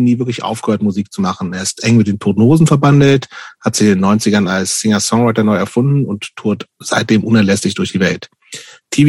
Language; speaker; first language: German; native; German